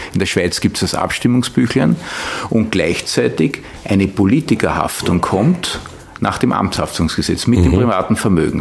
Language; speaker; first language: German; native; German